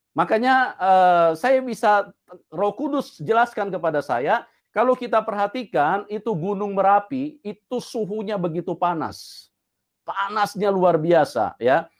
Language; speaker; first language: Indonesian; non-native, local second language; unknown